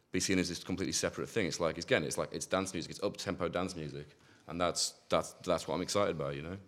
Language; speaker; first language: English; native; English